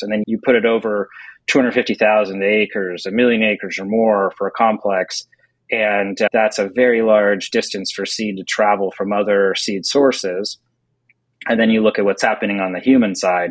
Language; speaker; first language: English; native; English